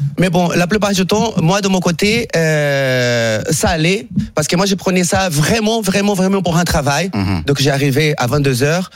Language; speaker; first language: French; non-native, fluent; Portuguese